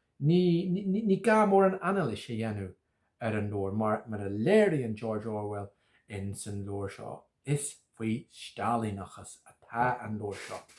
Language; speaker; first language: Irish; native; Irish